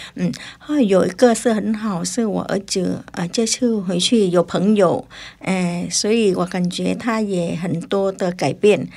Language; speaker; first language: Chinese; non-native, learner; Vietnamese